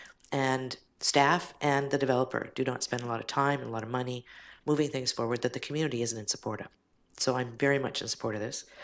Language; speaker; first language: English; native; English